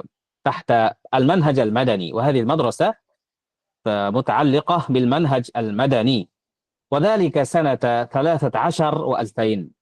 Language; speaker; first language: Arabic; non-native, fluent; Bangla